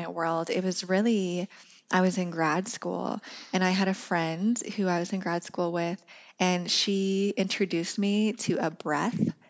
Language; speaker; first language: English; native; English